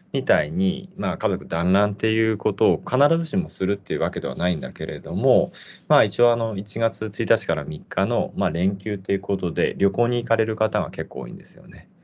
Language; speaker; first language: Japanese; native; Japanese